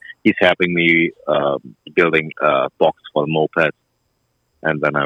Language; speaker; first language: English; non-native, fluent; German